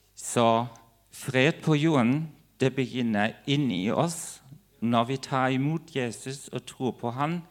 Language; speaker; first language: Norwegian; non-native, fluent; German